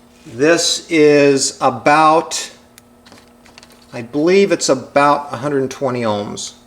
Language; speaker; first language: English; native; English